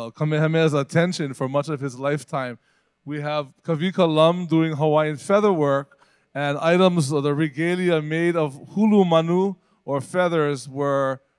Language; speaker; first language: English; native; English